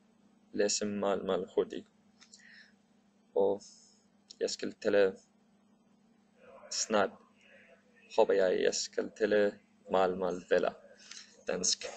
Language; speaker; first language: Danish; non-native, learner; Spanish